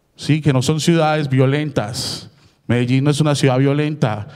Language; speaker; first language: Spanish; native; Spanish